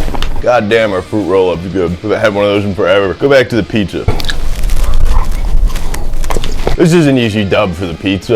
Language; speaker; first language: English; native; English